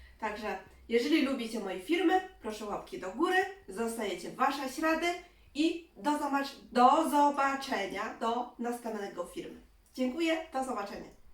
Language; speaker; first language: Polish; non-native, learner; Chinese